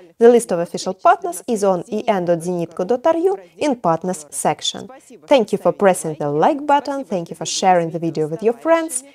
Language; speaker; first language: English; non-native, fluent; Russian